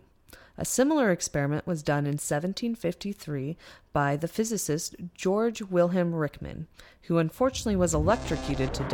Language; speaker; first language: English; native; English